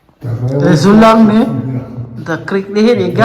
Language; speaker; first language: German; non-native, learner; Cebuano